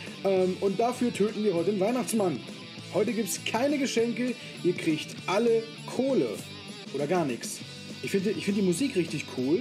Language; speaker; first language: German; native; German